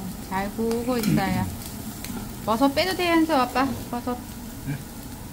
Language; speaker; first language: Korean; non-native, learner; Vietnamese